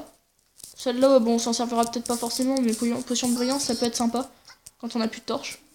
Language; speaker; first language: French; native; French